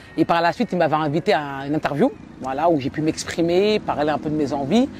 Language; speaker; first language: French; native; French